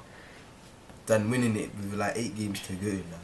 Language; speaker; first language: English; native; English